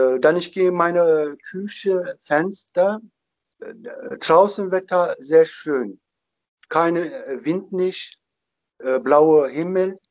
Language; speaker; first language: German; non-native, learner; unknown